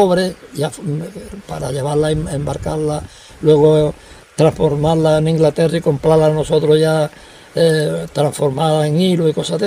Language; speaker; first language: Spanish; native; Spanish